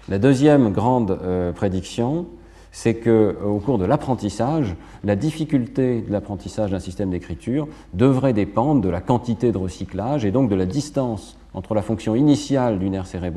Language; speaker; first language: French; native; French